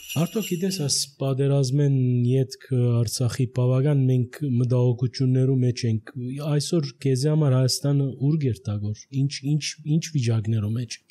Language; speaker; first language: Armenian; early bilingual, heritage; Armenian